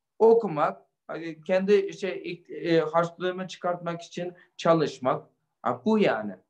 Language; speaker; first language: Turkish; non-native, fluent; Uyghur